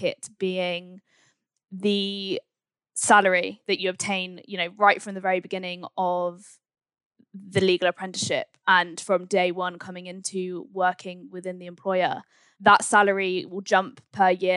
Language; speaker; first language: English; native; English